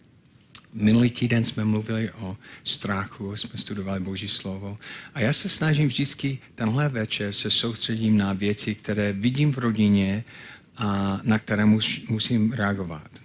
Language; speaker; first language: Czech; non-native, fluent; English